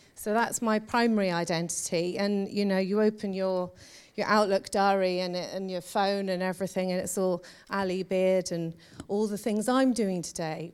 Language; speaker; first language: English; native; English